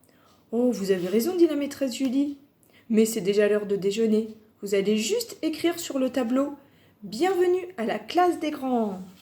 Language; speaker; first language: French; native; French